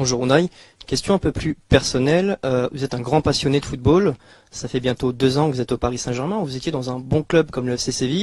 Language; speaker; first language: French; native; French